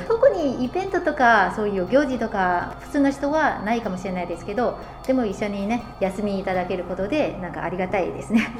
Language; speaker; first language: Japanese; non-native, fluent; Chinese